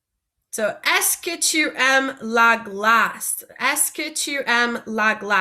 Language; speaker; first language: French; non-native, fluent; English